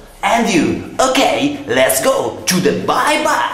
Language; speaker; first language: English; non-native, learner; Italian